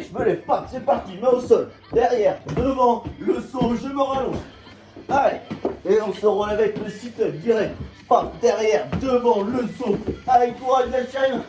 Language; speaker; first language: French; native; French